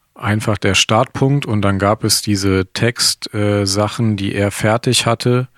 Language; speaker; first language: German; native; German